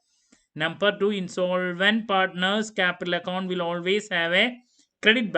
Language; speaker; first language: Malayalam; native; Malayalam